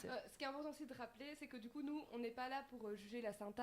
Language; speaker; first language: French; native; French